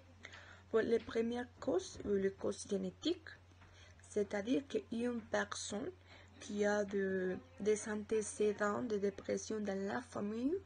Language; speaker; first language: French; non-native, learner; Spanish